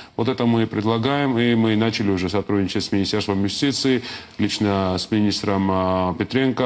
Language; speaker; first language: Russian; non-native, local second language; Georgian